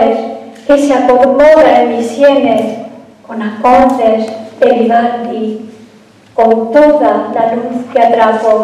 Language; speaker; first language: Spanish; native; Spanish